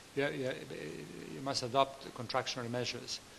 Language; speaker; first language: English; non-native, fluent; Italian